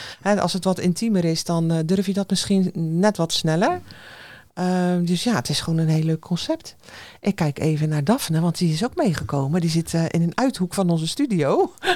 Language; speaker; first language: Dutch; native; Dutch